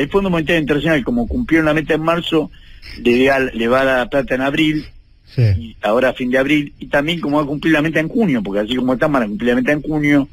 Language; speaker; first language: Spanish; native; Spanish